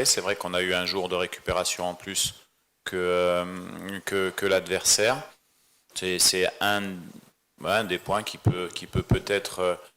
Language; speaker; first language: French; native; French